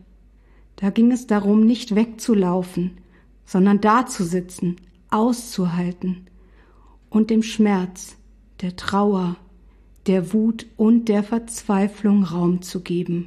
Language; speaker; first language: German; native; German